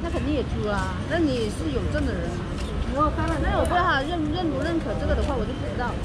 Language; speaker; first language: Chinese; native; Chinese